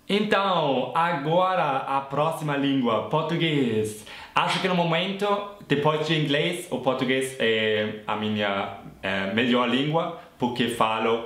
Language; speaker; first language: English; non-native, fluent; German